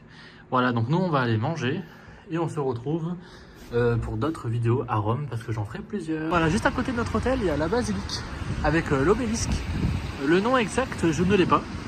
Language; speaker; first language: French; native; French